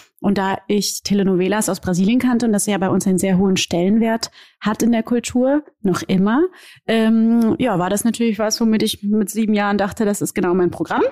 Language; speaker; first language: German; early bilingual, other home language; Portuguese